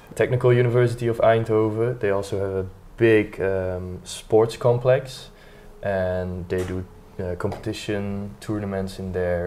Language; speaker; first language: English; non-native, fluent; Dutch